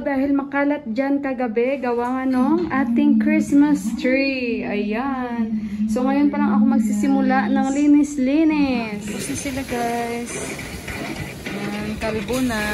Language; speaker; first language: Filipino; non-native, local second language; Hiligaynon